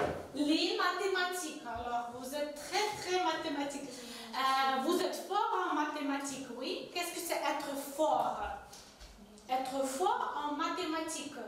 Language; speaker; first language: French; non-native, fluent; Ukrainian